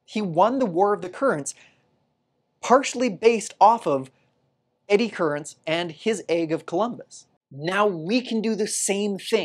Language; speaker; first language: English; native; English